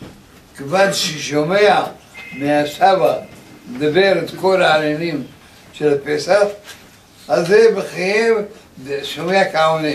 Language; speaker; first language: Hebrew; early bilingual, other home language; Arabic